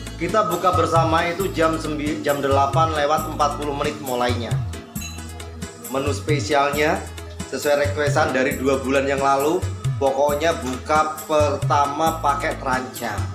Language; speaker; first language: Indonesian; non-native, local second language; Javanese